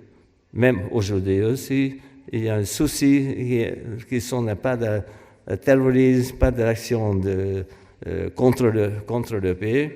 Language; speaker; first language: French; non-native, fluent; Hungarian